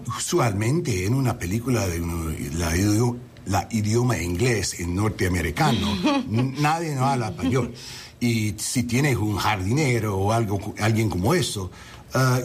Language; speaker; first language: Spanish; non-native, learner; English